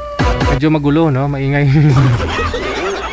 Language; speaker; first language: Filipino; native; Filipino